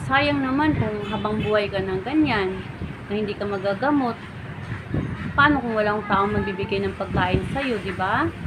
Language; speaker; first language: Filipino; non-native, local second language; Hiligaynon